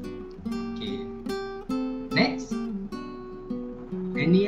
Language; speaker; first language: English; non-native, learner; Malay